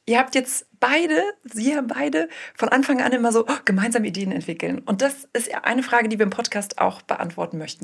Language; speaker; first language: German; native; German